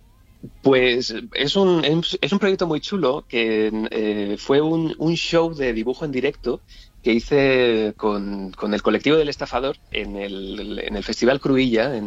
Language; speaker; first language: Spanish; native; Spanish